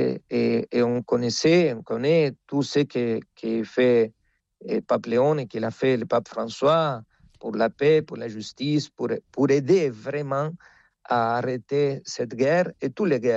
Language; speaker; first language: French; non-native, fluent; Spanish